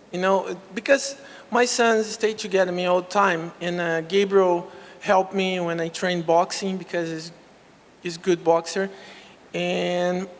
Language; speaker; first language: English; non-native, local second language; Portuguese